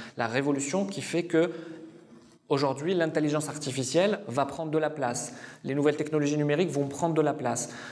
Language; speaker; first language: French; non-native, fluent; Arabic